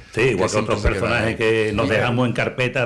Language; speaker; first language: Spanish; native; Spanish